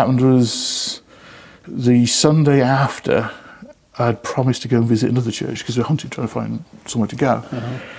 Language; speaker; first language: English; native; English